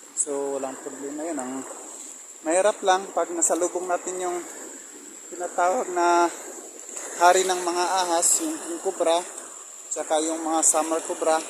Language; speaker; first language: Filipino; non-native, local second language; Cebuano